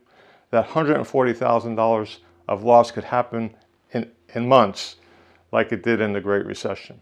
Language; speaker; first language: English; native; English